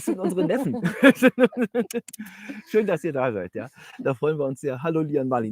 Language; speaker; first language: German; native; German